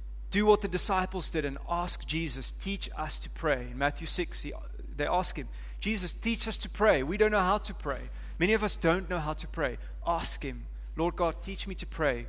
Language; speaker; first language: English; non-native, local second language; Afrikaans